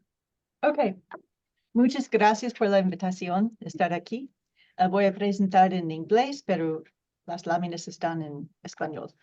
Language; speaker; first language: Spanish; non-native, fluent; English